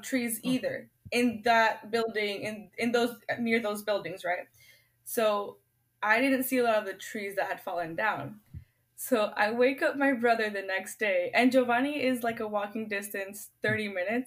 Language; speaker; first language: English; native; English